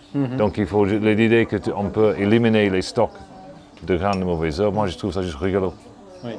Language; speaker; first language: French; non-native, fluent; English